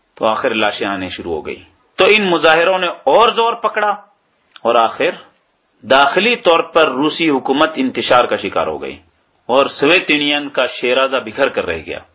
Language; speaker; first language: Urdu; native; Urdu